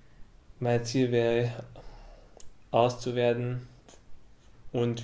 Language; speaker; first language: German; non-native, fluent; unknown